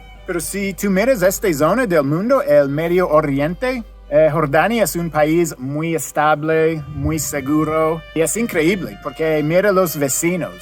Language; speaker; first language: Spanish; non-native, fluent; English